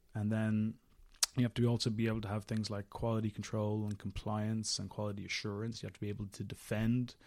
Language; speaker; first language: English; native; English